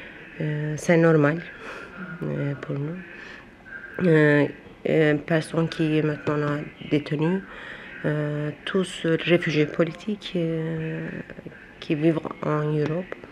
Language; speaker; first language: French; non-native, learner; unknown